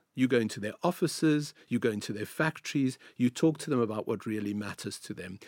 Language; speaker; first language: English; native; English